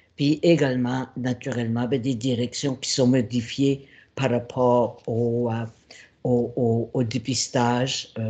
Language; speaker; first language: French; native; French